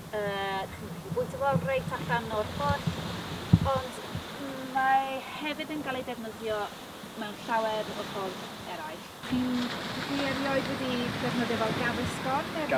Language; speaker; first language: Welsh; non-native, local second language; English